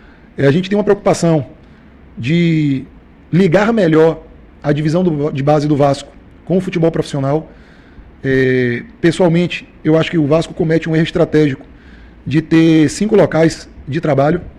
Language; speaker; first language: Portuguese; native; Portuguese